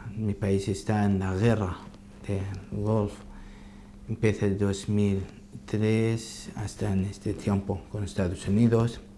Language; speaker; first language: Spanish; non-native, learner; Arabic